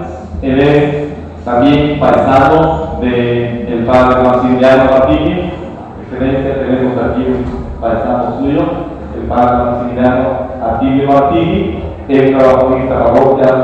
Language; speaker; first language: Spanish; native; Spanish